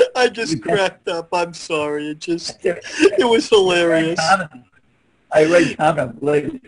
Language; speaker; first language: English; native; English